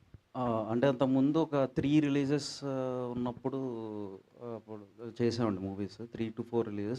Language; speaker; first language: Telugu; native; Telugu